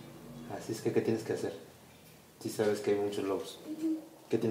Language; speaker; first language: Spanish; native; Spanish